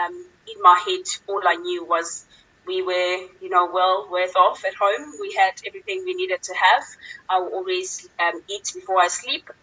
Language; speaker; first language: English; non-native, local second language; Zulu